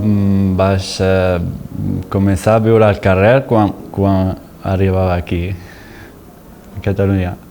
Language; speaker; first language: Catalan; non-native, learner; Arabic